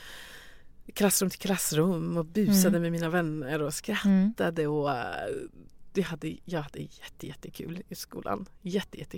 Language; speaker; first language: Swedish; non-native, fluent; Persian